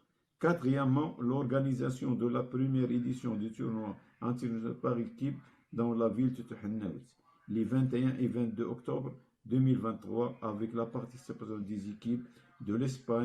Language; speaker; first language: French; non-native, local second language; Arabic